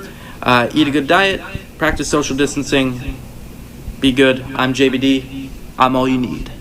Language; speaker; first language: English; native; English